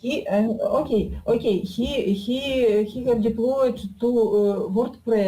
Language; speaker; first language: English; non-native, learner; Russian